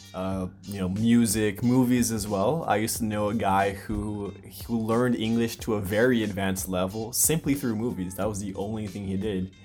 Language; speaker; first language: English; native; English